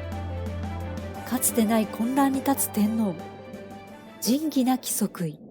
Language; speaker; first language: Japanese; native; Japanese